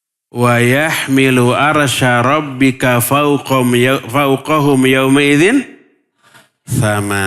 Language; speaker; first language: Arabic; non-native, fluent; Indonesian